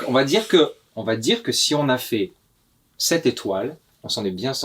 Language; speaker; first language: French; native; French